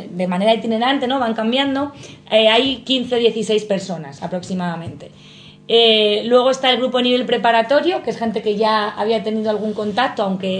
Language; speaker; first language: Spanish; native; Spanish